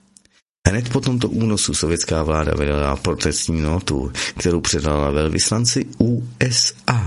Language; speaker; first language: Czech; native; Czech